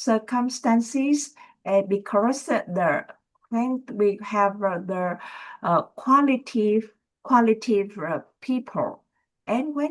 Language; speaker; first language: English; non-native, learner; Vietnamese